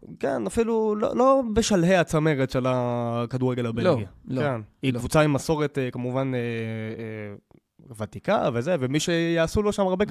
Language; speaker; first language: Hebrew; native; Hebrew